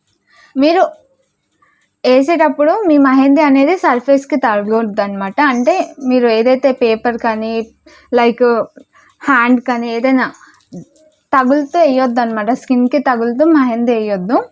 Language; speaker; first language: Telugu; native; Telugu